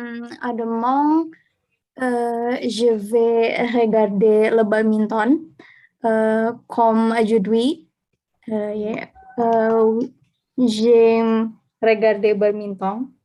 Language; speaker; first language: French; non-native, learner; Indonesian